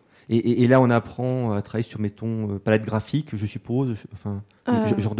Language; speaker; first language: French; native; French